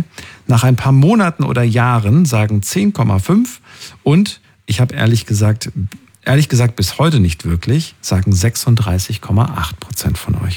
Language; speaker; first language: German; native; German